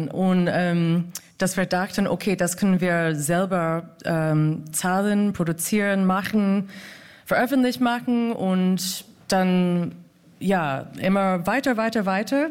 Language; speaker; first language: German; non-native, fluent; English